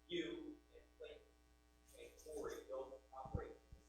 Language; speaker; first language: English; native; English